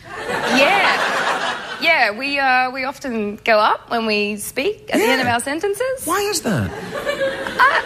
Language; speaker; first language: English; native; English